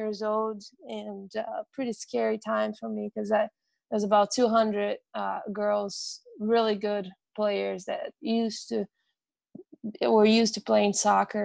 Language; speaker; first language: English; non-native, fluent; Portuguese